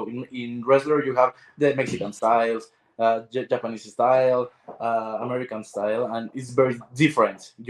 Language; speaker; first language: English; non-native, learner; Spanish